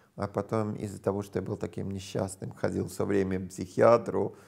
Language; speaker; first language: Russian; non-native, fluent; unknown